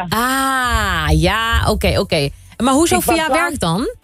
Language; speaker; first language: Dutch; native; Dutch